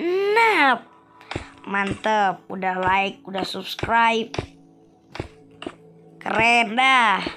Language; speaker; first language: Indonesian; native; Indonesian